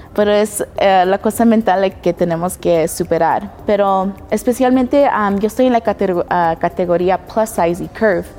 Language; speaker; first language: Spanish; early bilingual, heritage; Spanish